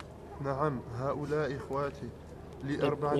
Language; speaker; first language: Arabic; non-native, learner; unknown